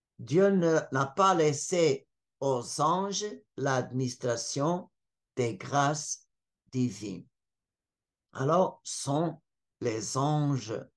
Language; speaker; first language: French; non-native, fluent; Portuguese